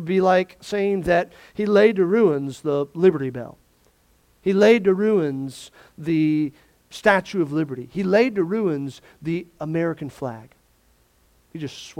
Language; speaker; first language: English; native; English